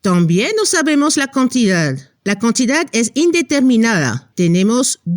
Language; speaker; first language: Spanish; non-native, fluent; French